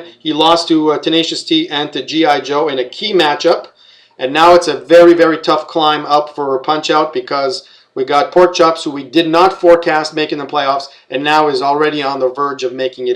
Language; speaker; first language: English; native; English